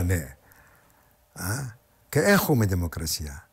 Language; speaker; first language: Greek; non-native, learner; Arabic